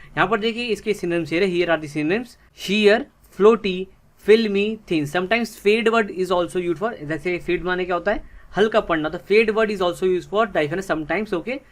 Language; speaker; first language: Hindi; native; Hindi